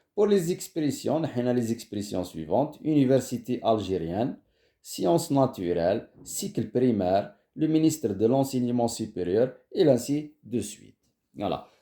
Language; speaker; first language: French; non-native, local second language; Arabic